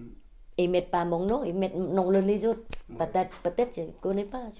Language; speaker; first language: French; non-native, learner; Khmer